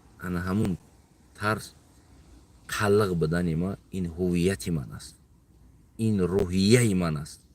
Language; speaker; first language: Tajik; non-native, local second language; Uzbek